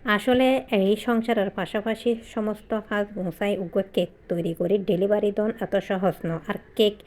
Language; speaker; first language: Bangla; native; Bangla